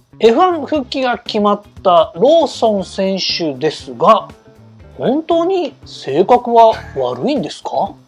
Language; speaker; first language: Japanese; native; Japanese